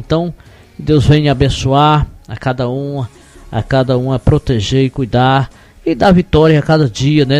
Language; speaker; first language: Portuguese; native; Portuguese